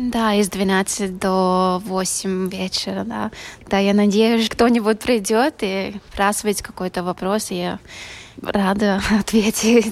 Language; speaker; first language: Russian; non-native, local second language; Latvian